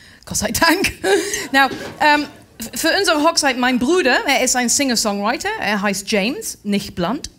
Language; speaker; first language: German; non-native, fluent; English